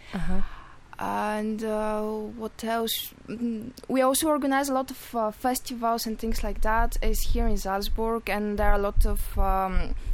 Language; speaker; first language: English; non-native, fluent; Bulgarian